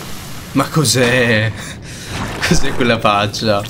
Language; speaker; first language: Italian; native; Italian